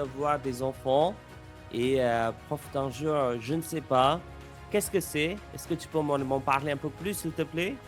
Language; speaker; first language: French; non-native, fluent; English